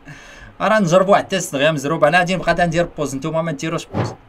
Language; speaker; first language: Arabic; native; Arabic